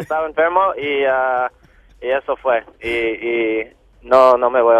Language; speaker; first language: Spanish; non-native, local second language; English